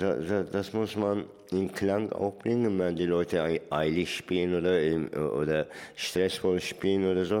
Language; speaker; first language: German; non-native, fluent; Turkish